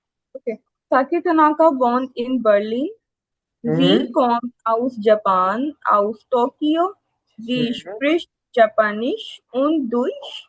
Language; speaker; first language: German; non-native, learner; Urdu